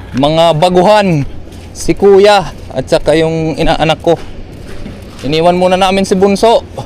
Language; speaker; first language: Filipino; non-native, local second language; Waray